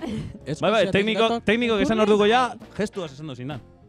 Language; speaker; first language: Basque; native; Basque